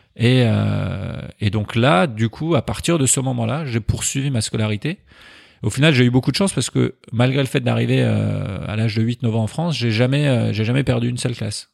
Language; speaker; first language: French; early bilingual, other home language; Persian